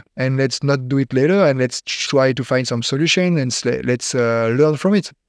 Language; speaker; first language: English; non-native, fluent; French